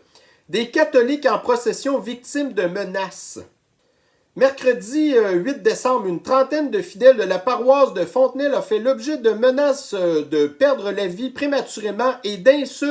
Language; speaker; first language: French; native; French